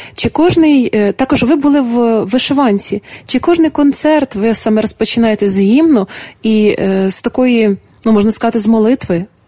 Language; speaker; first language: Ukrainian; native; Ukrainian